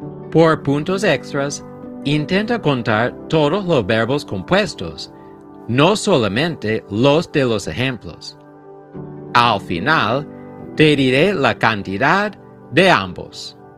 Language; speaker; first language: Spanish; native; Spanish